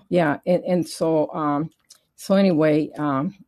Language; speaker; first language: English; non-native, fluent; Spanish